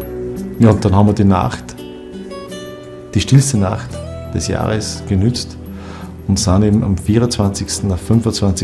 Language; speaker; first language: German; native; German